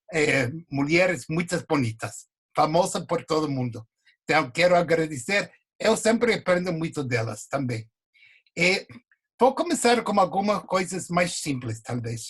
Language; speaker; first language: Portuguese; non-native, fluent; English